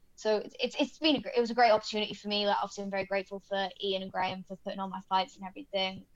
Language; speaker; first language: English; native; English